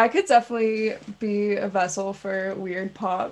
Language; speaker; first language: English; native; English